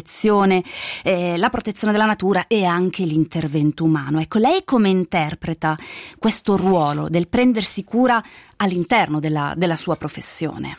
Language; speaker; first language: Italian; native; Italian